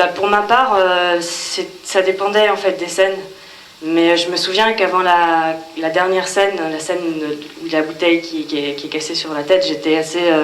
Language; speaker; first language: French; native; French